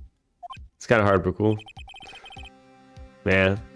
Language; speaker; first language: English; native; English